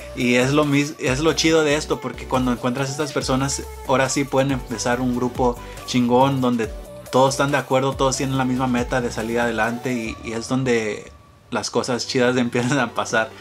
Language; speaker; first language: Spanish; early bilingual, heritage; Spanish